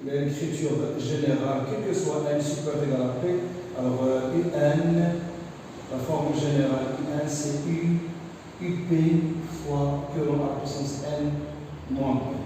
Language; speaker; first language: French; non-native, local second language; Arabic